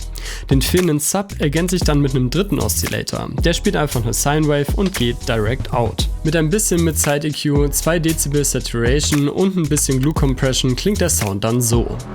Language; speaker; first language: German; native; German